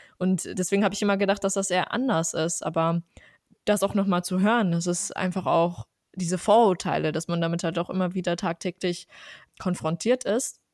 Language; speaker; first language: German; early bilingual, other home language; Armenian